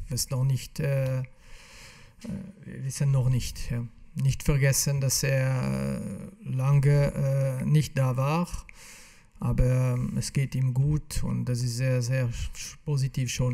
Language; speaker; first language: German; non-native, local second language; French